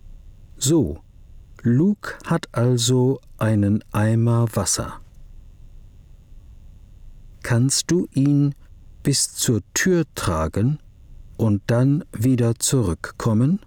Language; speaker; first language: German; non-native, fluent; English